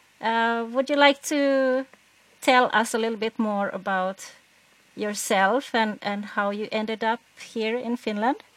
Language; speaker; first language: English; non-native, fluent; Swedish